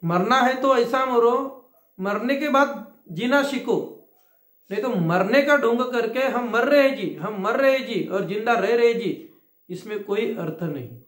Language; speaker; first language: Hindi; non-native, local second language; Marathi